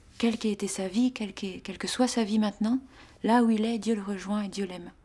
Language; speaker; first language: French; native; French